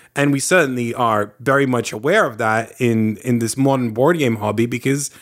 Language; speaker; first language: English; non-native, fluent; Lithuanian